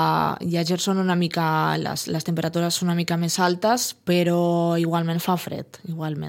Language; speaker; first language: Catalan; non-native, fluent; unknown